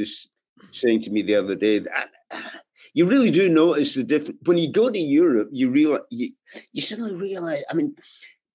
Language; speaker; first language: English; native; English